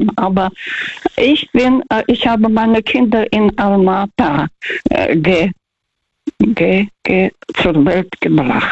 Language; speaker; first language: German; non-native, fluent; Russian